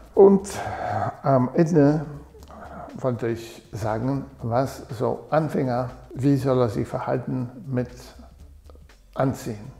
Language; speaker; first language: German; non-native, fluent; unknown